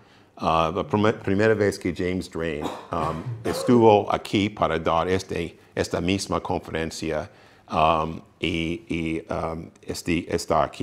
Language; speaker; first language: Spanish; non-native, fluent; English